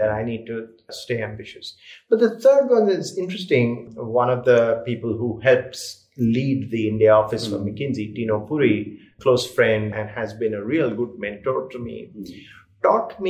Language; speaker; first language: English; non-native, local second language; Hindi